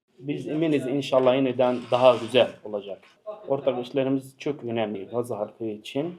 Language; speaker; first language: Turkish; non-native, learner; Arabic